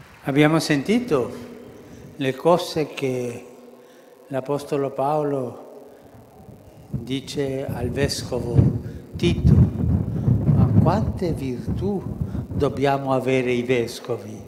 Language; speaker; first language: Italian; early bilingual, heritage; Spanish